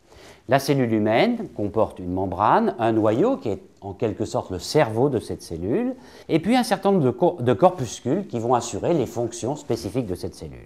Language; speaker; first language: French; native; French